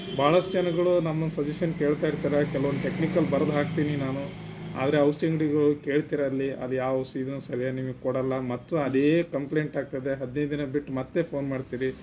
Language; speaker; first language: Kannada; native; Kannada